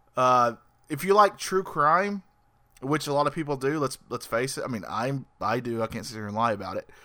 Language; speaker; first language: English; native; English